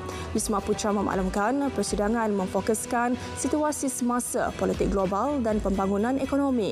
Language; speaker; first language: Malay; native; Malay